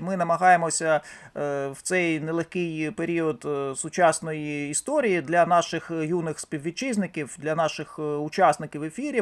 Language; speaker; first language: Ukrainian; native; Ukrainian